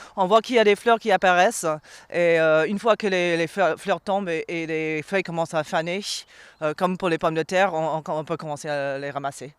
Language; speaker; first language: French; non-native, fluent; English